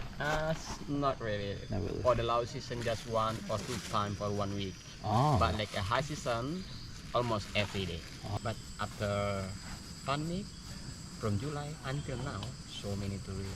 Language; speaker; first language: English; non-native, learner; Indonesian